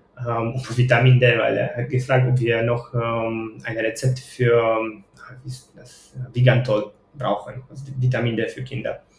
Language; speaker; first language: German; non-native, fluent; Romanian